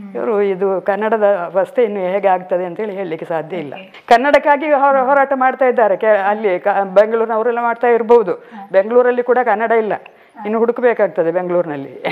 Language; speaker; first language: Kannada; non-native, local second language; Malayalam